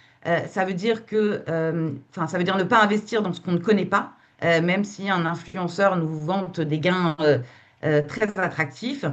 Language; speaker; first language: French; native; French